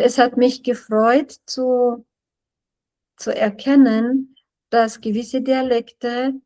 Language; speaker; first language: German; non-native, fluent; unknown